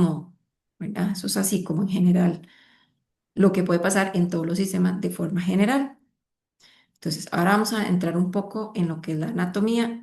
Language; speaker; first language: Spanish; native; Spanish